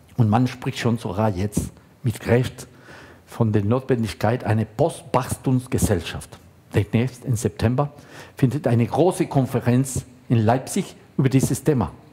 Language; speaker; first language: German; non-native, fluent; Spanish